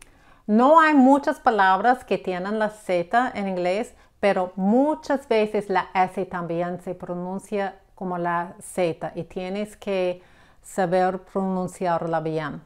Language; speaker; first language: Spanish; non-native, fluent; English